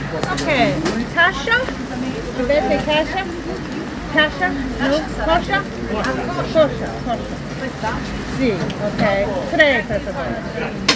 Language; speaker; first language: Italian; non-native, learner; English